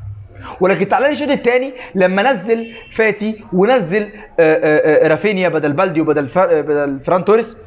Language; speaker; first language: Arabic; native; Arabic